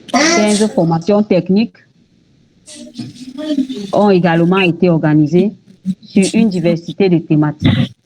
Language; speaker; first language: French; native; French